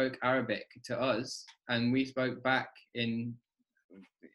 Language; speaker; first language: English; native; English